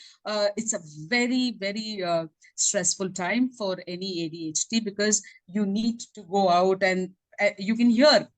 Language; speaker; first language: English; non-native, local second language; Tamil